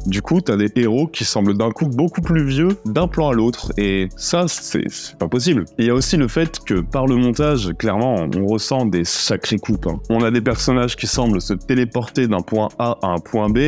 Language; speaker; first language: French; native; French